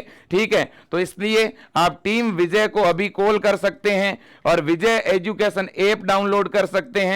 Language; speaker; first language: Hindi; native; Hindi